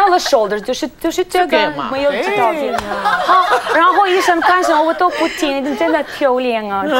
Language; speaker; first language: Chinese; non-native, learner; Russian